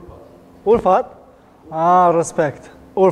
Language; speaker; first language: German; non-native, learner; Albanian